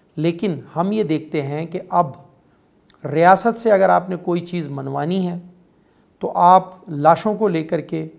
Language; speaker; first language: Urdu; non-native, local second language; Pashto